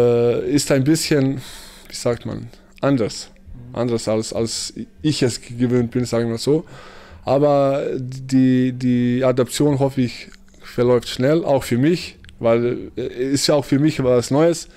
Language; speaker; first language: German; early bilingual, other home language; Bosnian